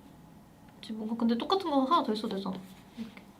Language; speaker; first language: Korean; native; Korean